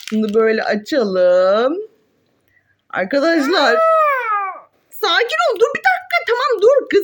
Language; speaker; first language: Turkish; native; Turkish